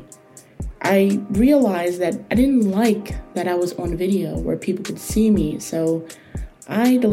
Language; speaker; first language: English; native; English